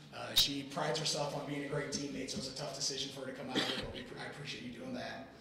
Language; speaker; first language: English; native; English